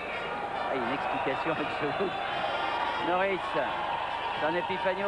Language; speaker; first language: French; native; French